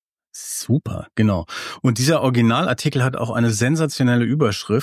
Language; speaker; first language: German; native; German